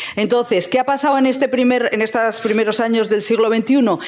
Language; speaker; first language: Spanish; non-native, fluent; Swedish